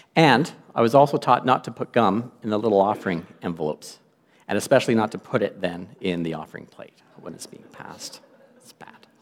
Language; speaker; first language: English; native; English